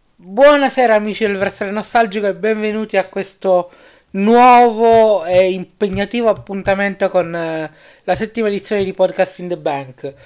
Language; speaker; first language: Italian; native; Italian